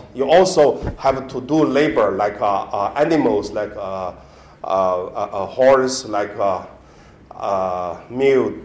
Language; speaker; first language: English; non-native, learner; Chinese